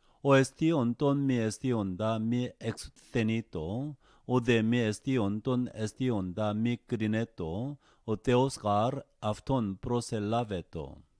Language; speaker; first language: Greek; non-native, fluent; Korean